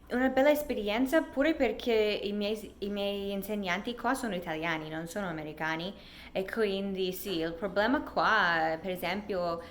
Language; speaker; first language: Italian; non-native, fluent; English